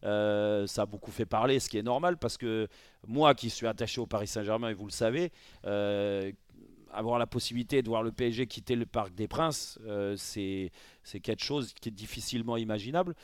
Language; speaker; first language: French; native; French